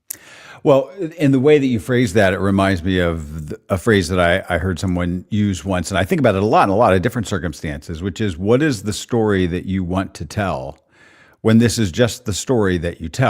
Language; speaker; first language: English; native; English